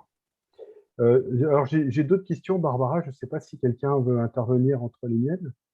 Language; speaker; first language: French; native; French